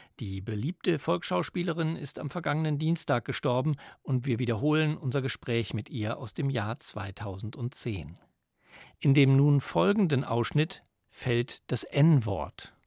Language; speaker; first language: German; native; German